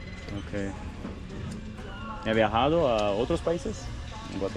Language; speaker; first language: Spanish; non-native, fluent; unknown